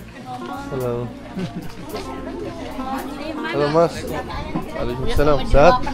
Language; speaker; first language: Indonesian; non-native, learner; Turkish